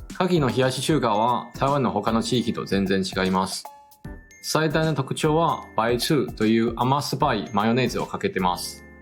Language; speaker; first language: Japanese; non-native, fluent; Chinese